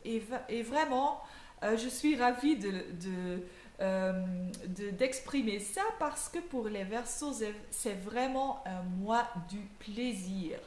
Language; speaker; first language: French; non-native, local second language; Dutch